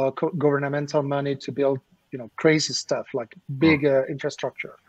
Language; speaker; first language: English; non-native, fluent; Spanish